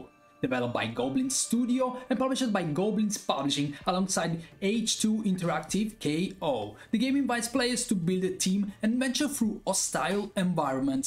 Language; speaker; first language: English; non-native, fluent; Italian